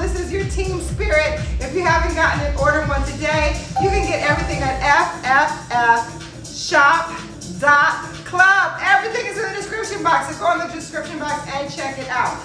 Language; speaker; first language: English; native; English